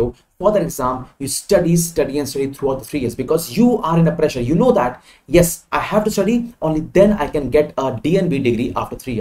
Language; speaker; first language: English; non-native, local second language; Hindi